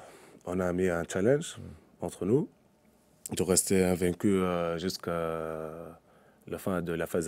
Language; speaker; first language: French; non-native, local second language; Arabic